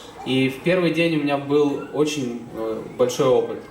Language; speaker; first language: Russian; native; Russian